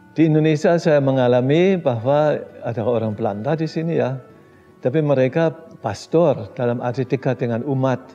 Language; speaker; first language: Indonesian; non-native, fluent; German